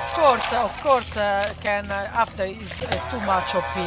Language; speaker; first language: English; non-native, learner; Italian